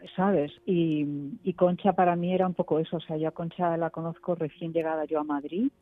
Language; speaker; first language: Spanish; native; Spanish